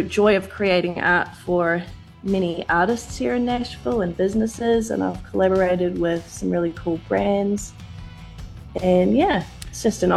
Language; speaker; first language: English; native; English